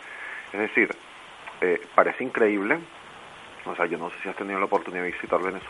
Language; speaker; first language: Spanish; native; Spanish